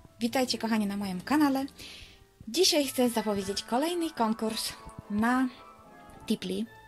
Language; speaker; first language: Polish; non-native, fluent; Ukrainian